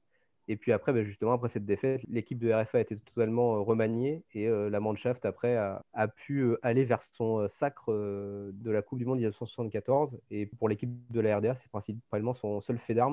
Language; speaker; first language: French; native; French